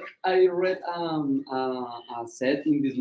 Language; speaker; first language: English; non-native, learner; Spanish